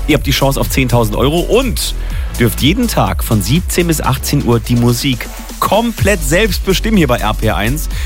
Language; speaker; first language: German; native; German